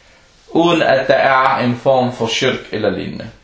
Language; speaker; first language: Danish; non-native, fluent; Arabic